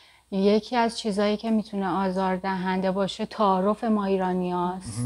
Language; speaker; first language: Persian; native; Persian